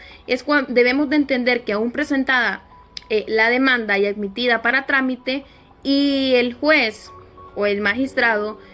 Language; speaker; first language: Spanish; native; Spanish